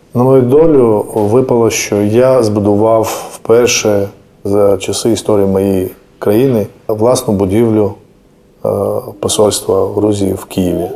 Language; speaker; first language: Ukrainian; non-native, fluent; Georgian